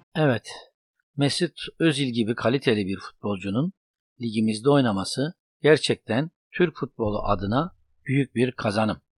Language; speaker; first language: Turkish; native; Turkish